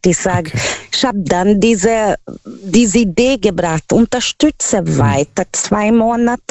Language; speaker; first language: German; non-native, learner; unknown